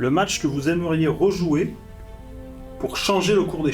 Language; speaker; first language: French; native; French